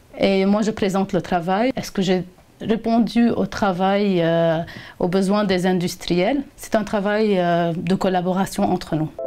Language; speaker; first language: French; non-native, local second language; Arabic